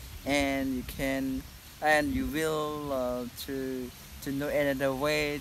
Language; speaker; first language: English; non-native, learner; Khmer